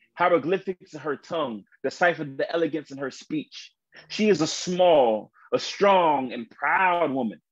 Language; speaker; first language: English; native; English